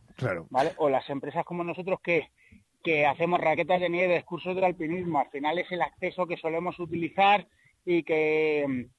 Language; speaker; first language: Spanish; native; Spanish